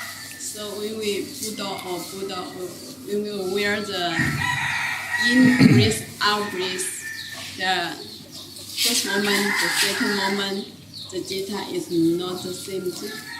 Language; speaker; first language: English; non-native, learner; Chinese